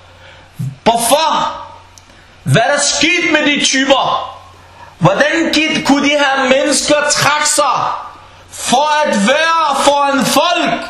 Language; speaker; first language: Danish; non-native, fluent; Arabic